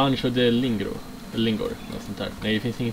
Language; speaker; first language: Swedish; native; Swedish